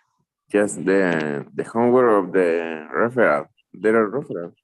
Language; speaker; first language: English; non-native, learner; Spanish